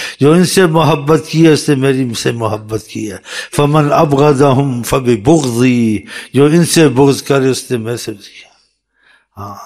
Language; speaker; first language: Urdu; native; Urdu